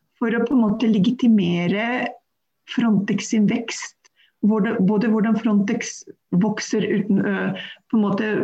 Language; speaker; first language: Norwegian; non-native, fluent; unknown